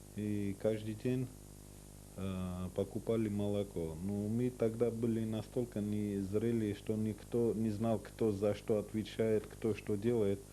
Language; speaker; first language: Russian; non-native, local second language; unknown